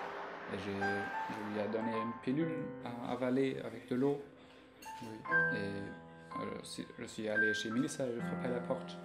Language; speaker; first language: French; non-native, fluent; German